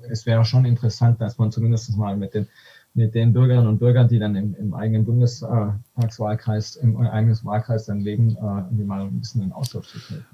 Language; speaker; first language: German; native; German